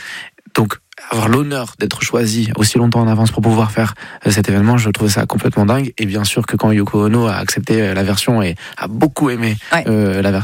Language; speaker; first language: French; native; French